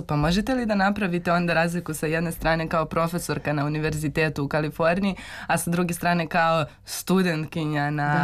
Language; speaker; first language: Serbian; native; Serbian